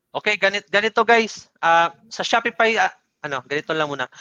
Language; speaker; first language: Filipino; non-native, local second language; Cebuano